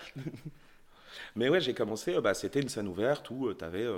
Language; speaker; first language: French; native; French